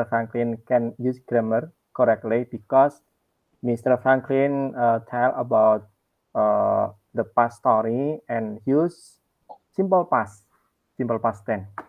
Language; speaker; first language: English; non-native, learner; Indonesian